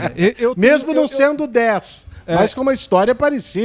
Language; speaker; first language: Portuguese; native; Portuguese